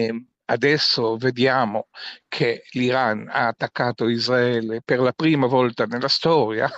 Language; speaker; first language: Italian; non-native, fluent; Hebrew